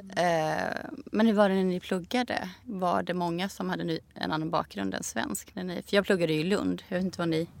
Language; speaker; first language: Swedish; early bilingual, other home language; Icelandic